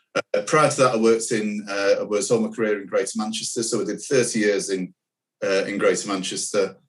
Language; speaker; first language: English; native; English